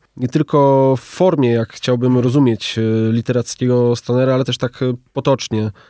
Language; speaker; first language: Polish; native; Polish